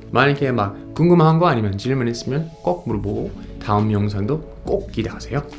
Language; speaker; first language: Korean; non-native, learner; English